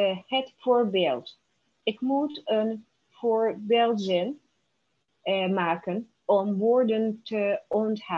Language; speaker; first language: Dutch; non-native, learner; Turkish